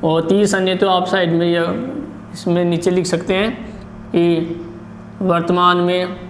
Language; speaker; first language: Hindi; native; Hindi